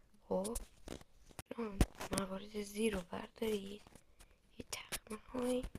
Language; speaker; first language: Persian; native; Persian